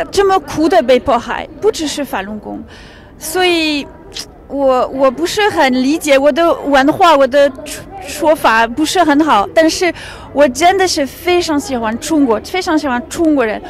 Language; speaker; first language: Chinese; non-native, fluent; French